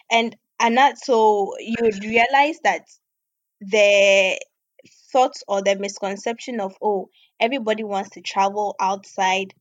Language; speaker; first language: English; non-native, local second language; Ewe